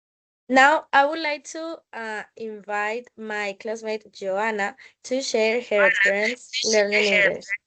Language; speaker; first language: English; non-native, fluent; Spanish